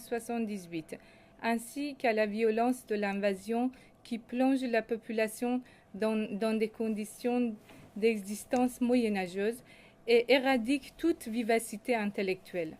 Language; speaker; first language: French; non-native, fluent; Persian